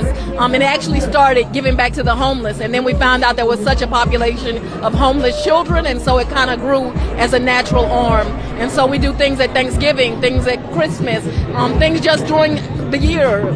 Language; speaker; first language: English; native; English